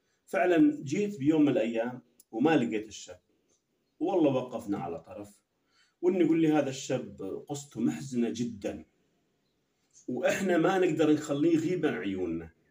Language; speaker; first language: Arabic; native; Arabic